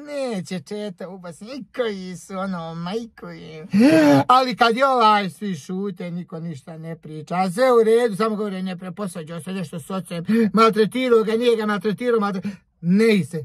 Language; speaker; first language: Croatian; native; Croatian